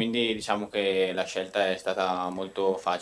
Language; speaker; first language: Italian; native; Italian